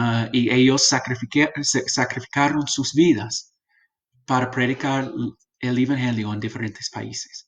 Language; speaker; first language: Spanish; non-native, fluent; English